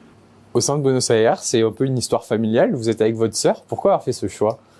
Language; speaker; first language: French; native; French